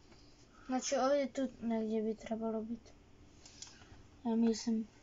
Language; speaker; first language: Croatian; early bilingual, heritage; Croatian